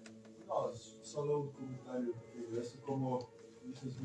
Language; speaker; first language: Spanish; non-native, learner; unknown